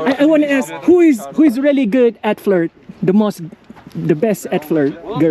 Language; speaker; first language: English; non-native, learner; Thai